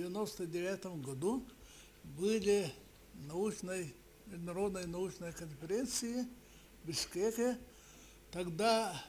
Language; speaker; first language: Russian; non-native, local second language; Yakut